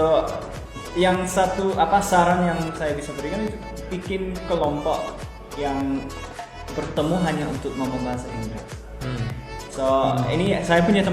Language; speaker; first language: Indonesian; non-native, fluent; English